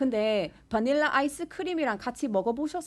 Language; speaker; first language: Korean; non-native, learner; English